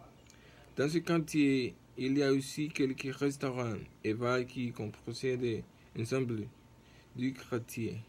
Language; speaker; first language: French; non-native, learner; Spanish